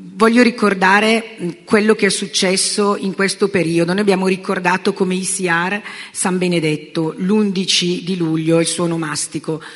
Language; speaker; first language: Italian; native; Italian